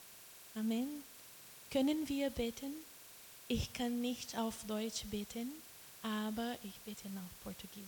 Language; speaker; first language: German; non-native, learner; Portuguese